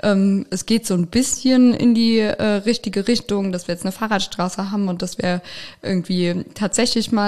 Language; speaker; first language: German; native; German